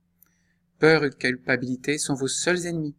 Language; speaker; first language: French; native; French